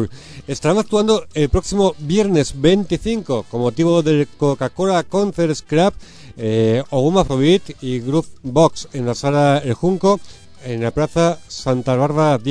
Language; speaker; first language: Spanish; native; Spanish